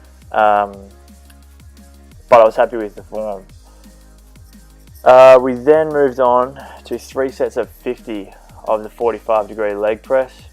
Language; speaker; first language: English; native; English